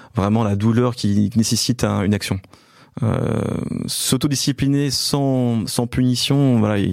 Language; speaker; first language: French; native; French